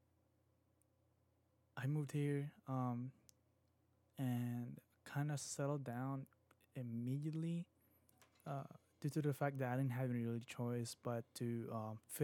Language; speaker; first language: English; non-native, local second language; Filipino